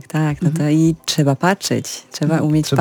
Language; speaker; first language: Polish; non-native, fluent; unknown